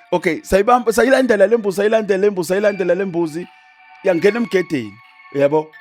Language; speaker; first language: Zulu; non-native, local second language; Swati